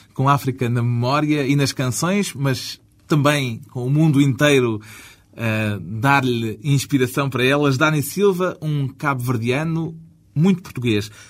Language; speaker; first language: Portuguese; native; Portuguese